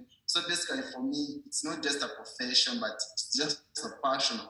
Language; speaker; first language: English; non-native, local second language; Ganda